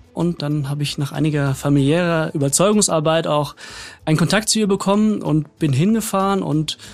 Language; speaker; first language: German; native; German